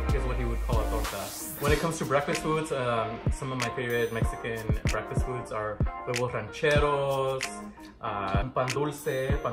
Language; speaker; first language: English; early bilingual, other home language; Spanish